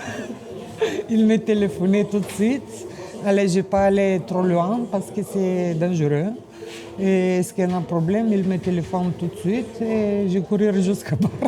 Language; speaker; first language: French; non-native, learner; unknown